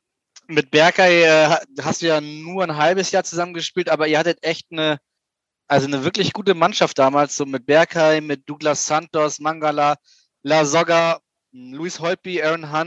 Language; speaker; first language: German; native; German